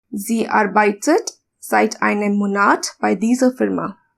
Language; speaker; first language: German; non-native, learner; English